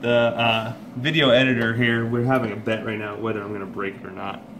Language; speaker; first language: English; native; English